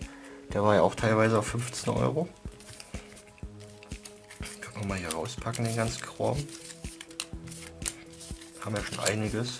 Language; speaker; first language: German; native; German